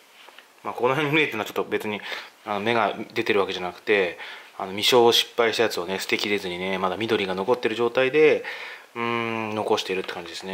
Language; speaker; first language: Japanese; native; Japanese